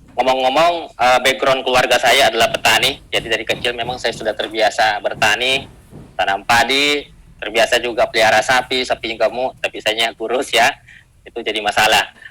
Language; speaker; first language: Indonesian; non-native, local second language; Buginese